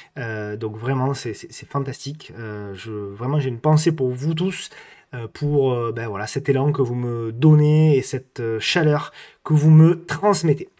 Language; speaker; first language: French; native; French